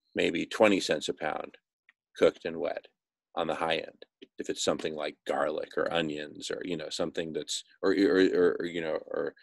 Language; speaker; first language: English; native; English